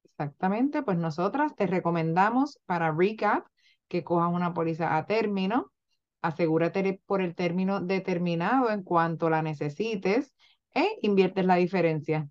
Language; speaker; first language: Spanish; native; Spanish